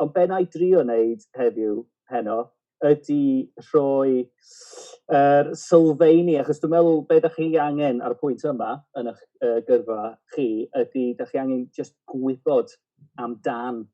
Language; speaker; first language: Welsh; native; Welsh